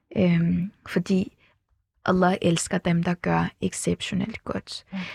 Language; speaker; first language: Danish; early bilingual, other home language; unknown